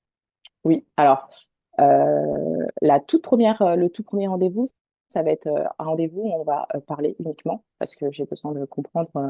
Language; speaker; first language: French; native; French